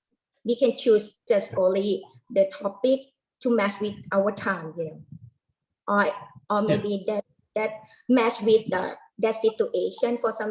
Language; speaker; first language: English; non-native, learner; Thai